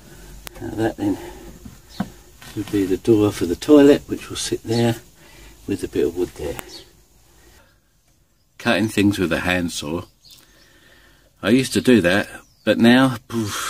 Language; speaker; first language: English; native; English